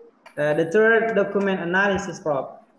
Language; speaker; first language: English; non-native, learner; Indonesian